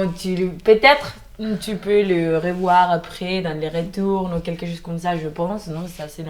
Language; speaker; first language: French; non-native, learner; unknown